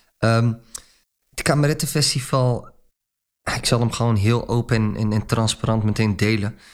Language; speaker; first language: Dutch; early bilingual, other home language; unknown